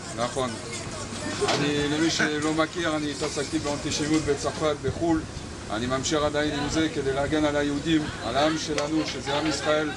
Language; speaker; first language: Hebrew; non-native, fluent; French